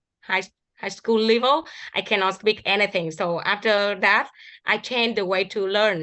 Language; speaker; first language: English; non-native, learner; Vietnamese